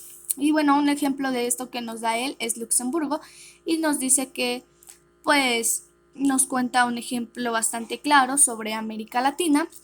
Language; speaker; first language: Spanish; native; Spanish